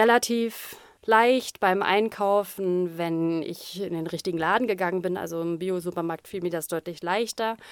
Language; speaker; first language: German; native; German